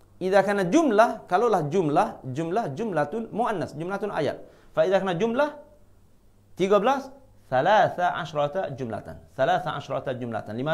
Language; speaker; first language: Arabic; non-native, fluent; Malay